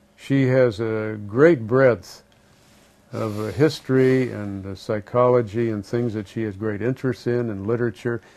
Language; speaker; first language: English; native; English